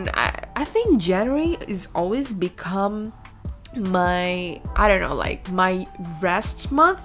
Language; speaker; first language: English; non-native, fluent; Indonesian